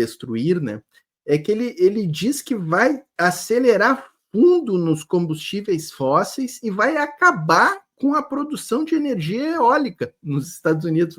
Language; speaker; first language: Portuguese; native; Portuguese